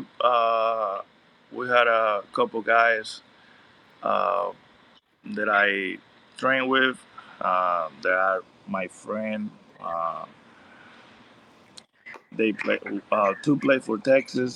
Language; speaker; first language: English; non-native, learner; Spanish